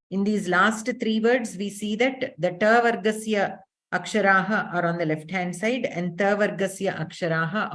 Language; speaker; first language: English; non-native, local second language; Telugu